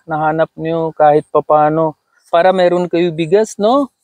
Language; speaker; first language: Filipino; non-native, learner; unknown